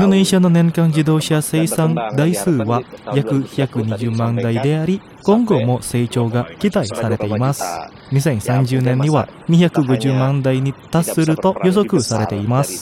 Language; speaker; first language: Japanese; non-native, fluent; Indonesian